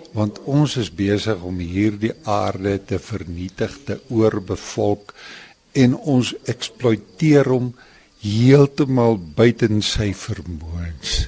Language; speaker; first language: Afrikaans; native; Afrikaans